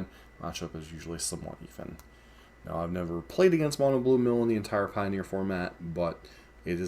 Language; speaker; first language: English; native; English